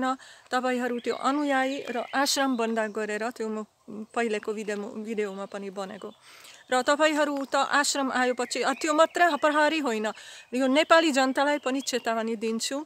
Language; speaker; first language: Nepali; non-native, learner; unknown